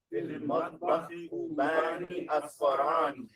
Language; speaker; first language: Arabic; non-native, learner; English